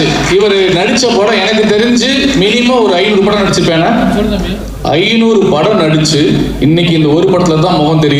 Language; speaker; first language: Tamil; native; Tamil